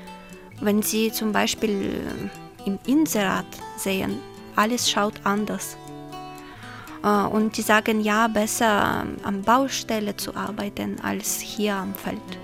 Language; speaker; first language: German; non-native, fluent; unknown